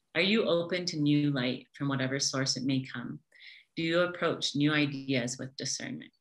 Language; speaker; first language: English; native; English